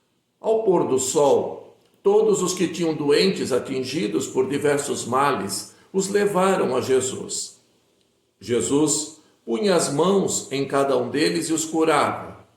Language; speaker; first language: Portuguese; native; Portuguese